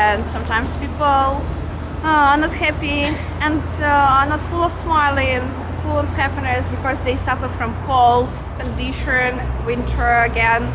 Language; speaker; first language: English; non-native, fluent; Russian